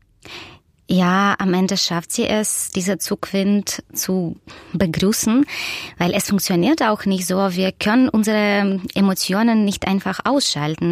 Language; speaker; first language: German; non-native, fluent; Russian